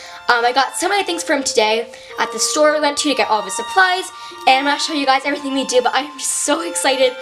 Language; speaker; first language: English; native; English